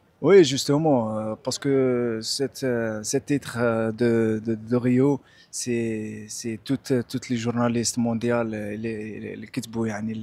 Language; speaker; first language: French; non-native, local second language; Arabic